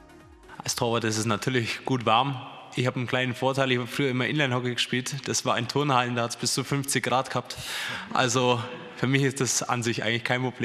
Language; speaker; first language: German; native; German